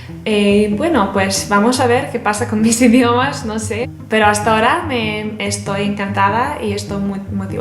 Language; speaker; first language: Spanish; non-native, fluent; Serbian